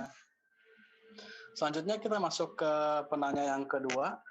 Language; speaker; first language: Indonesian; native; Indonesian